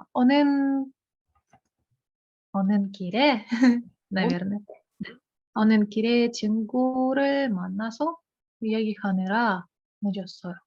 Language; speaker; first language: Korean; non-native, learner; Russian